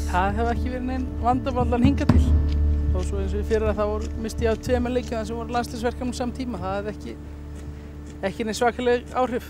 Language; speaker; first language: Icelandic; native; Icelandic